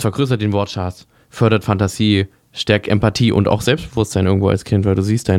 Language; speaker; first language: German; native; German